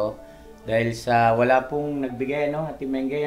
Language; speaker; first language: Filipino; native; Filipino